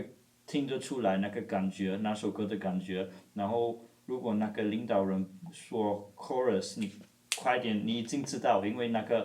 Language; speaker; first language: Chinese; non-native, fluent; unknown